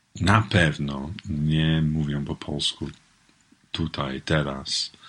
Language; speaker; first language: Polish; non-native, learner; English